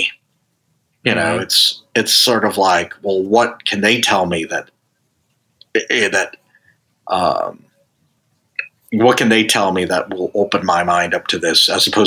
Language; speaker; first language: English; native; English